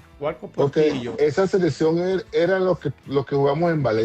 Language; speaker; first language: Spanish; native; Spanish